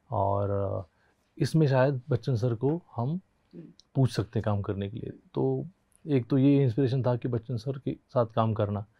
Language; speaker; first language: Hindi; non-native, local second language; Marathi